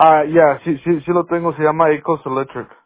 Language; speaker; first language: Spanish; early bilingual, heritage; Spanish